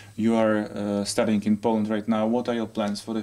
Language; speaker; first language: English; non-native, fluent; Polish